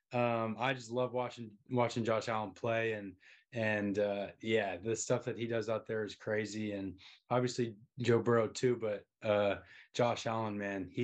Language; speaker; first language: English; native; English